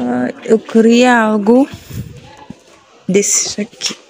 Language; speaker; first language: Portuguese; non-native, local second language; Kabuverdianu